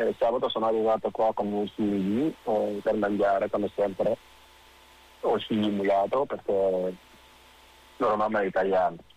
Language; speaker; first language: Italian; non-native, fluent; Wolof